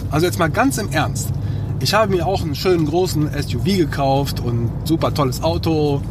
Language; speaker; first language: German; early bilingual, other home language; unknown